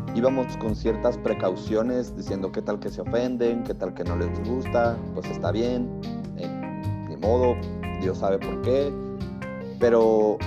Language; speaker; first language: Spanish; native; Spanish